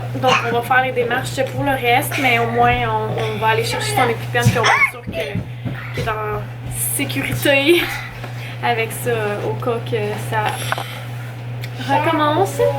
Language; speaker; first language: French; native; French